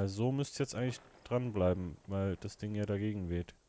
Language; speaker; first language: German; native; German